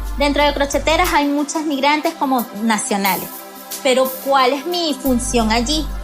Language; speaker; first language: Spanish; native; Spanish